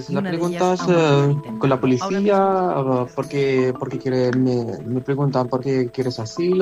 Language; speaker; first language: Spanish; non-native, learner; Arabic